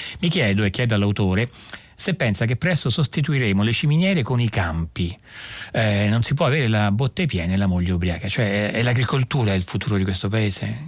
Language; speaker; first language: Italian; native; Italian